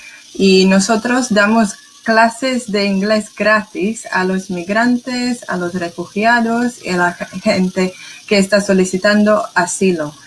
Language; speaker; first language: Spanish; non-native, fluent; English